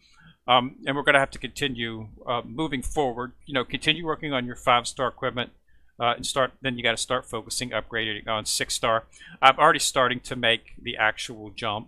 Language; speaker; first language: English; native; English